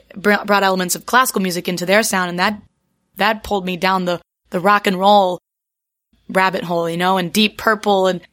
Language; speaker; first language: English; native; English